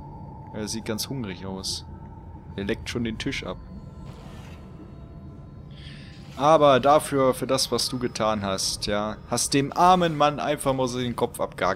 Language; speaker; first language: German; native; German